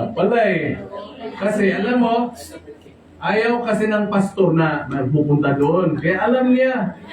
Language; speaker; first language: Filipino; non-native, local second language; Cebuano